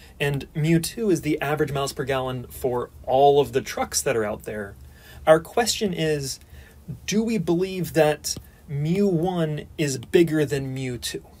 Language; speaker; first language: English; native; English